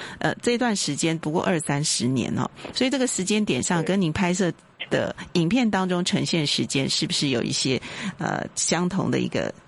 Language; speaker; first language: Chinese; native; Chinese